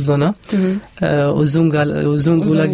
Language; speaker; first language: Turkish; non-native, learner; Arabic